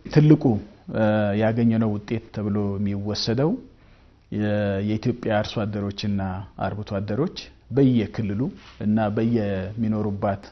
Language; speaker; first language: Amharic; non-native, local second language; Wolaytta